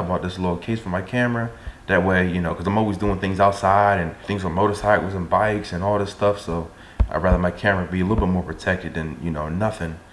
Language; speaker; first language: English; native; English